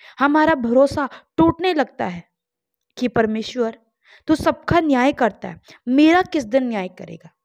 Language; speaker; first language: Hindi; non-native, local second language; Punjabi